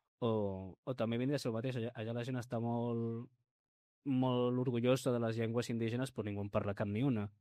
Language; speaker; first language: Catalan; early bilingual, other home language; Spanish